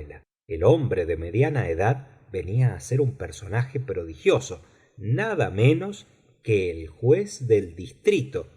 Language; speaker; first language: Spanish; native; Spanish